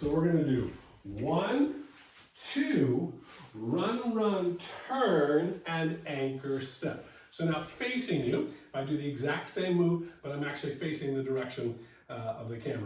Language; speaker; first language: English; native; English